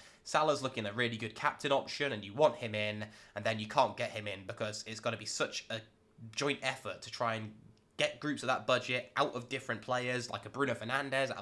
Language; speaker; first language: English; native; English